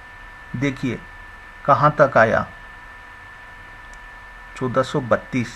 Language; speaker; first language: Hindi; native; Hindi